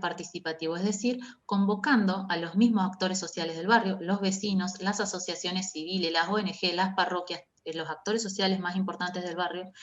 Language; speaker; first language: Spanish; native; Spanish